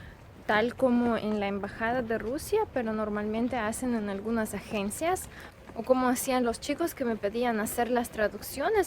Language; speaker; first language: Spanish; non-native, fluent; Russian